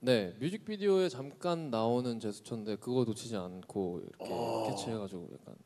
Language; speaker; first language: Korean; native; Korean